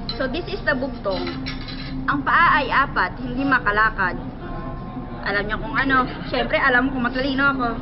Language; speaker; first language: Filipino; native; Filipino